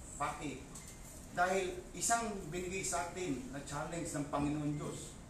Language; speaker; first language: Filipino; native; Filipino